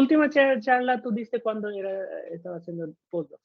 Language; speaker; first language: Spanish; non-native, fluent; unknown